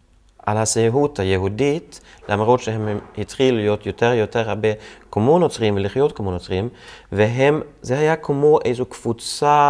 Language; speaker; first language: Hebrew; non-native, fluent; Swedish